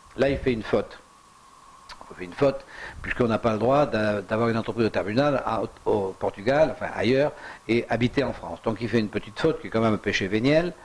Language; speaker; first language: French; native; French